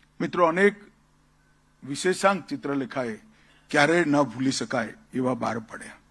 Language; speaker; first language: Gujarati; native; Gujarati